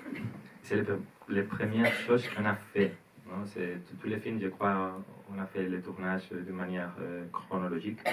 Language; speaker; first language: French; non-native, learner; Spanish